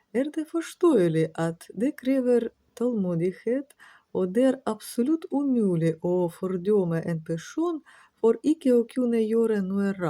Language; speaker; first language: Norwegian; non-native, learner; Ukrainian